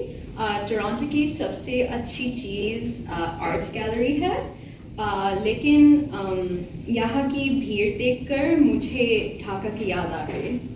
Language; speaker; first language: Hindi; non-native, learner; Bangla